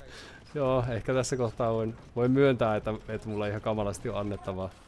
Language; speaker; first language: Finnish; native; Finnish